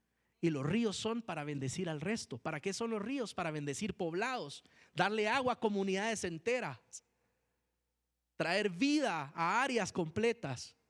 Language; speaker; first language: Spanish; native; Spanish